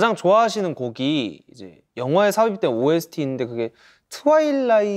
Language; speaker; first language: Korean; native; Korean